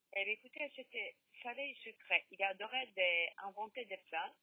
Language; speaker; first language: French; non-native, learner; Polish